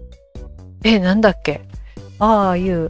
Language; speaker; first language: English; non-native, learner; Japanese